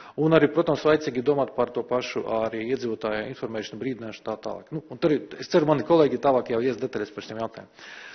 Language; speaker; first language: Latvian; non-native, local second language; Russian